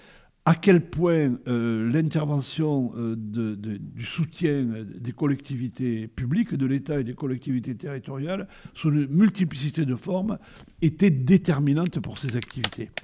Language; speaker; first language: French; native; French